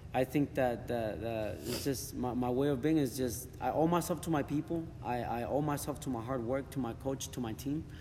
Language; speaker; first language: English; early bilingual, other home language; Spanish